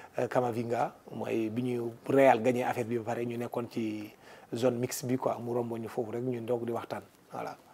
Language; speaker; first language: Wolof; non-native, local second language; Fula